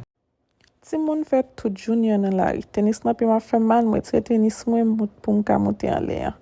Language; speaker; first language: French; non-native, learner; Haitian Creole